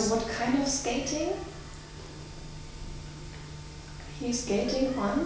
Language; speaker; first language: English; non-native, fluent; German